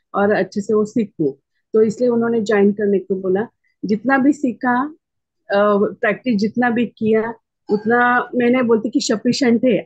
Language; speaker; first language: Hindi; non-native, local second language; Marathi